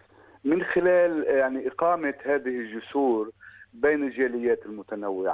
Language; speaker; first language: Arabic; native; Arabic